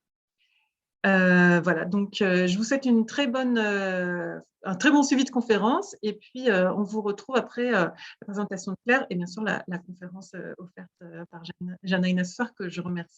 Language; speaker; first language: French; native; French